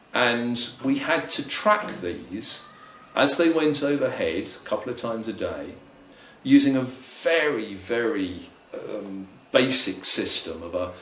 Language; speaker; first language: English; native; English